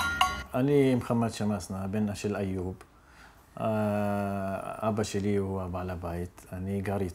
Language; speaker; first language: Hebrew; non-native, local second language; Arabic